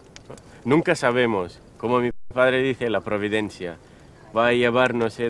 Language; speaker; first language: Spanish; early bilingual, heritage; Spanish